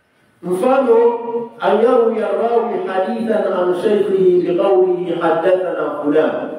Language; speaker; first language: Arabic; non-native, fluent; Swahili